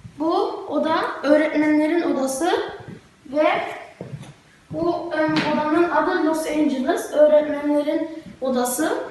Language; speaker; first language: Turkish; early bilingual, heritage; Turkish